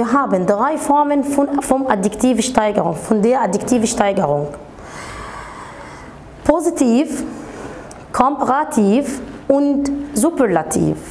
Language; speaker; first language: German; non-native, fluent; Arabic